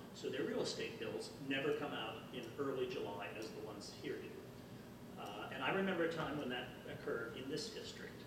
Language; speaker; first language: English; native; English